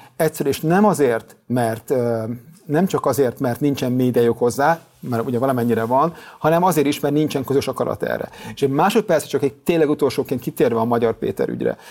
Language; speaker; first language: Hungarian; native; Hungarian